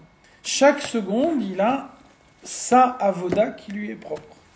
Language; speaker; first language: French; native; French